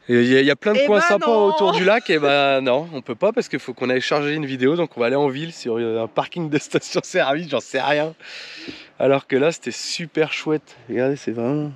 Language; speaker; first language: French; native; French